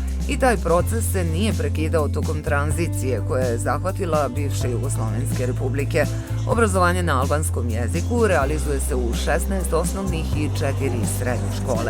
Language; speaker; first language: Serbian; native; Serbian